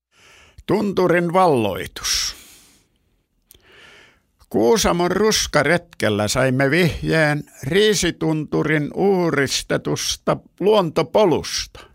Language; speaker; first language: Finnish; native; Finnish